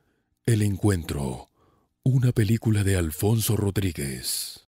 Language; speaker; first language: Spanish; native; Spanish